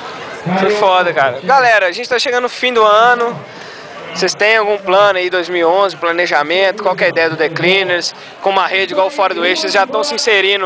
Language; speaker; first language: Portuguese; native; Portuguese